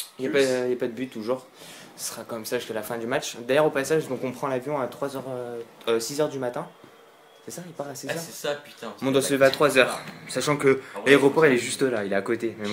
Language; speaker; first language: French; native; French